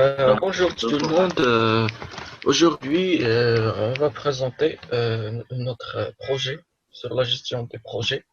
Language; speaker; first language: French; non-native, local second language; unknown